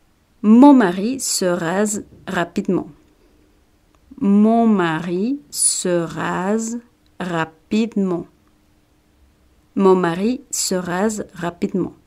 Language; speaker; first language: French; non-native, fluent; Spanish